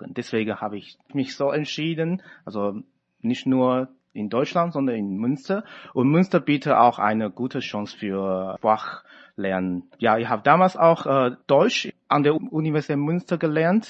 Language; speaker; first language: German; non-native, fluent; Chinese